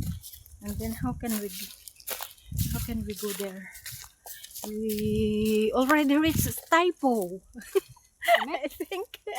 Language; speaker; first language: English; non-native, learner; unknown